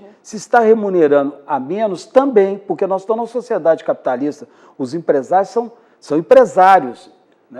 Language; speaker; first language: Portuguese; native; Portuguese